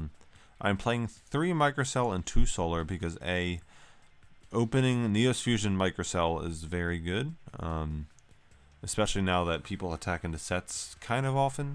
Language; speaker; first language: English; native; English